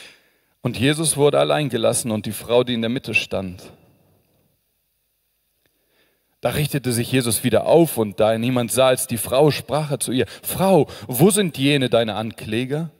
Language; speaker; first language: German; native; German